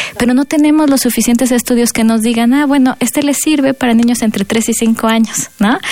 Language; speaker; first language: Spanish; native; Spanish